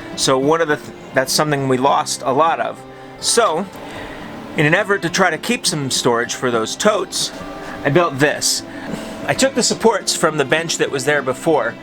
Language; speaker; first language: English; native; English